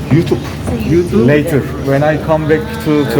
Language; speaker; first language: English; non-native, learner; Turkish